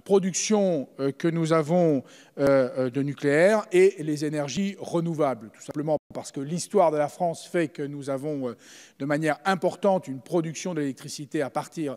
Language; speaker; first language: French; native; French